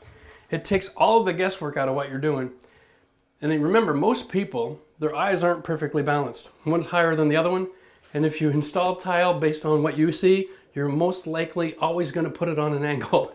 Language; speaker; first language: English; native; English